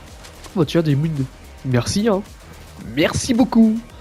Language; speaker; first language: French; native; French